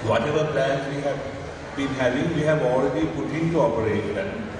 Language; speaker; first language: English; non-native, local second language; Sinhala